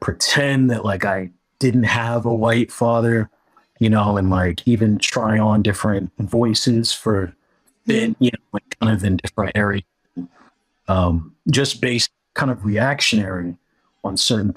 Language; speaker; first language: English; native; English